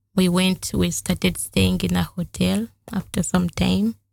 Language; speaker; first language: English; non-native, local second language; Ganda